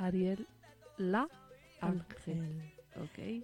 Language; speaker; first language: Spanish; native; Spanish